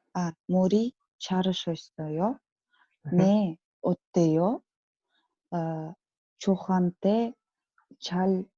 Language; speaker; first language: Korean; non-native, learner; Kazakh